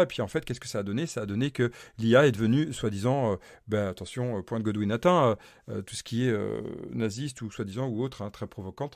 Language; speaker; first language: French; native; French